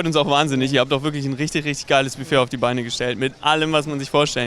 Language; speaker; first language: German; native; German